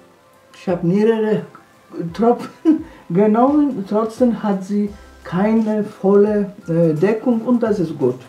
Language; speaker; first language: German; non-native, fluent; Polish